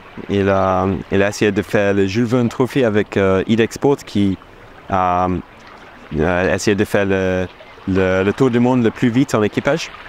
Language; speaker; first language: French; non-native, fluent; English